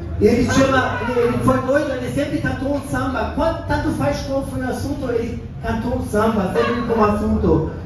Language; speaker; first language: Portuguese; non-native, fluent; German